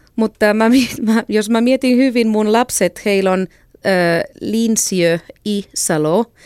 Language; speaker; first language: Finnish; non-native, fluent; Catalan